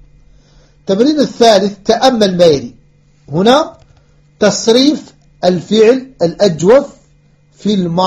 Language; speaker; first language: Arabic; non-native, fluent; French